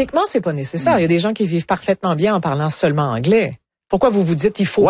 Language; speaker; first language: French; native; French